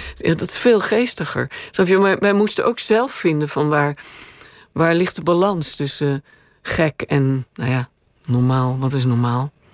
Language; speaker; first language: Dutch; native; Dutch